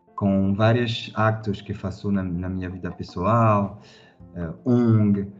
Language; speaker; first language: Portuguese; non-native, fluent; French